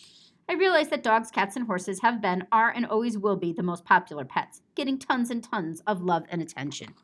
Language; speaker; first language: English; native; English